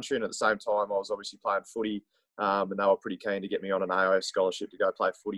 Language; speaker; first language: English; native; English